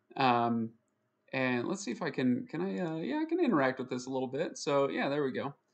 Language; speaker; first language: English; native; English